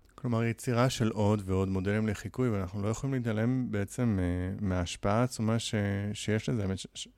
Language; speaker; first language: Hebrew; native; Hebrew